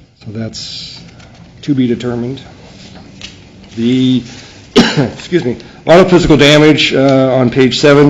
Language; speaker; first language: English; native; English